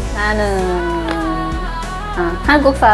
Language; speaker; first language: Korean; non-native, learner; Lao